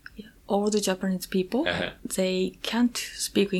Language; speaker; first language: English; non-native, learner; Japanese